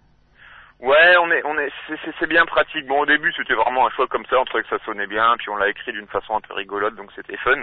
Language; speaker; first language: French; native; French